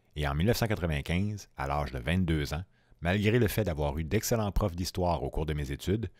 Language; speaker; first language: French; native; French